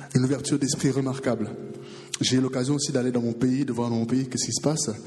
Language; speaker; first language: French; early bilingual, other home language; Portuguese